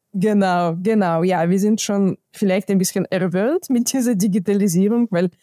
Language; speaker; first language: German; non-native, fluent; Ukrainian